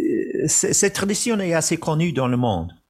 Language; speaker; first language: French; non-native, fluent; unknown